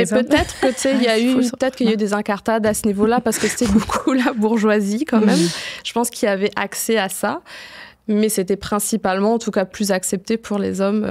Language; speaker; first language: French; native; French